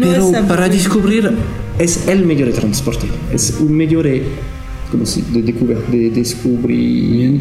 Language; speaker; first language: Spanish; non-native, learner; French